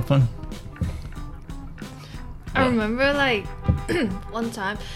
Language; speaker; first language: English; non-native, local second language; Cantonese